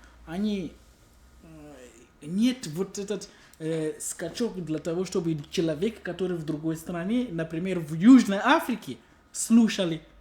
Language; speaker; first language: Russian; non-native, learner; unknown